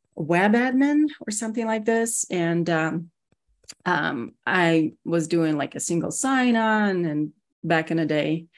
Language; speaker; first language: English; non-native, fluent; Russian